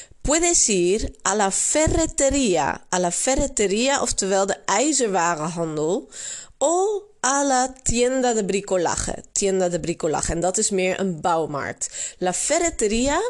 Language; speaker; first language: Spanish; non-native, learner; Dutch